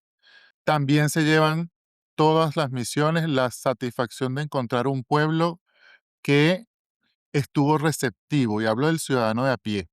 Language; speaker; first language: Spanish; native; Spanish